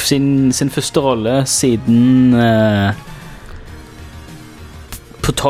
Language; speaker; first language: Norwegian; native; Norwegian